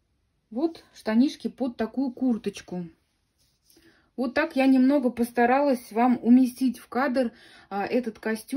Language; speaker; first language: Russian; native; Russian